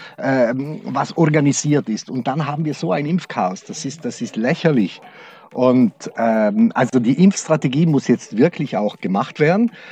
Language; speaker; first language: German; native; German